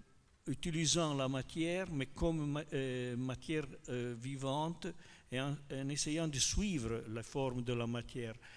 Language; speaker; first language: French; non-native, fluent; Italian